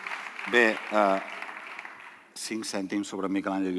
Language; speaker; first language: Catalan; native; Catalan